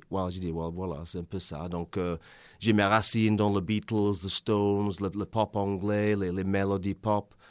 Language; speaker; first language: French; non-native, fluent; English